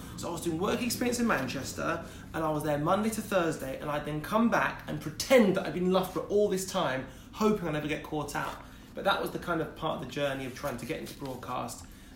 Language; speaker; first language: English; native; English